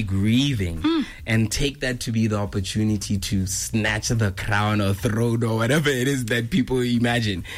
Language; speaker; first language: English; non-native, local second language; Tswana